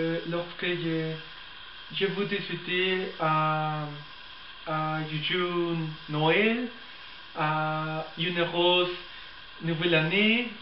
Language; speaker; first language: French; non-native, learner; Spanish